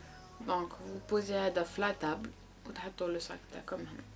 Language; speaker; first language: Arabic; early bilingual, heritage; Arabic